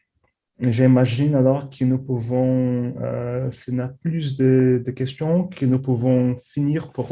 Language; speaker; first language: French; non-native, fluent; Portuguese